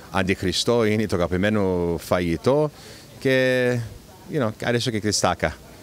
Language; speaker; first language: Greek; early bilingual, heritage; Greek